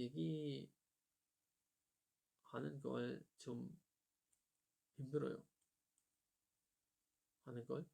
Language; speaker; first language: Korean; non-native, learner; German